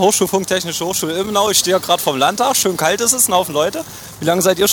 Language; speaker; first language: German; native; German